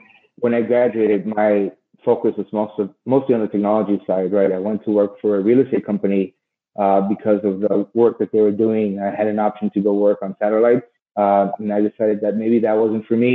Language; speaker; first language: English; native; English